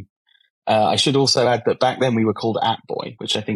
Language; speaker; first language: English; native; English